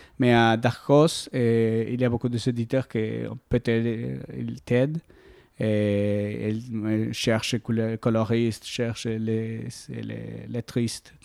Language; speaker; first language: French; non-native, learner; Spanish